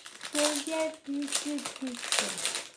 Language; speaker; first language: French; non-native, learner; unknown